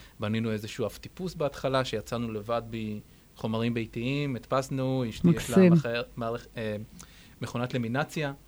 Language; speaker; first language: Hebrew; native; Hebrew